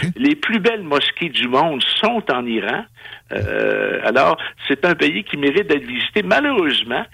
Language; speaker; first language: French; native; French